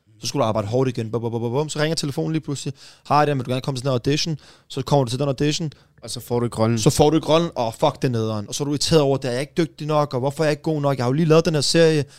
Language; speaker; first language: Danish; early bilingual, other home language; Persian